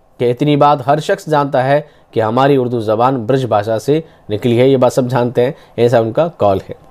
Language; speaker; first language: Urdu; native; Urdu